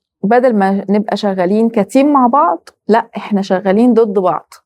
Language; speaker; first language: Arabic; native; Arabic